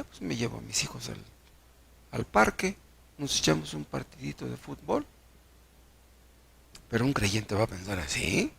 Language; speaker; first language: Spanish; native; Spanish